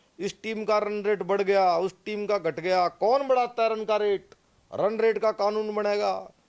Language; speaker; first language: Hindi; native; Hindi